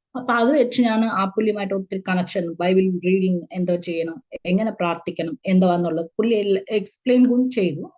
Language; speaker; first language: Malayalam; early bilingual, heritage; Malayalam